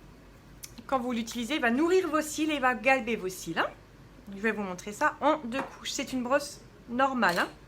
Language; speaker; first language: French; native; French